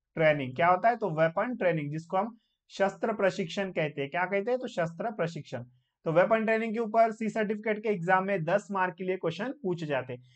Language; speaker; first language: Hindi; non-native, local second language; Marathi